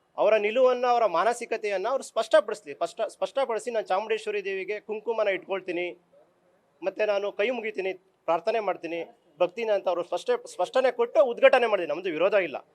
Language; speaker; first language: Kannada; native; Kannada